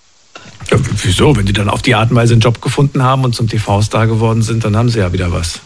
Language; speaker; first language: German; native; German